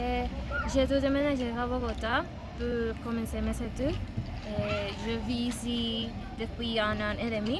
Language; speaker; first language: French; non-native, learner; Spanish